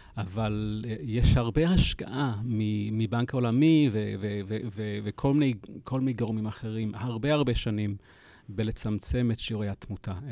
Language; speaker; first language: Hebrew; non-native, fluent; English